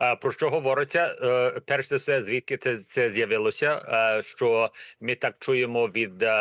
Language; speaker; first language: Ukrainian; early bilingual, heritage; Ukrainian